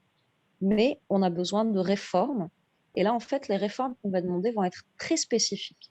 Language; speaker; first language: French; non-native, local second language; Arabic